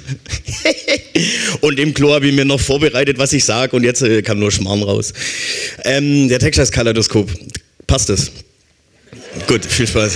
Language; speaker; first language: German; native; German